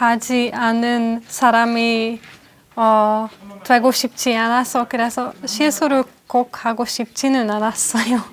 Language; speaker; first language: Korean; non-native, fluent; Hungarian